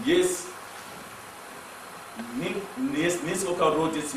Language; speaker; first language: Russian; non-native, learner; English